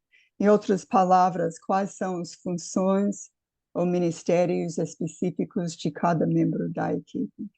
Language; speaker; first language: Portuguese; non-native, fluent; English